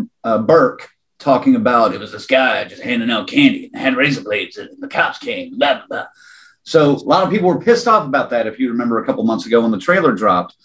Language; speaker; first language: English; native; English